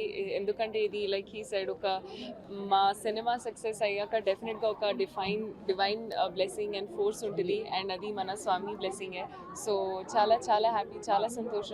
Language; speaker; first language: Telugu; non-native, fluent; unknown